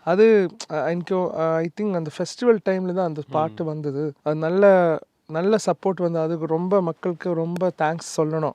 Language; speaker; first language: Tamil; non-native, learner; Malayalam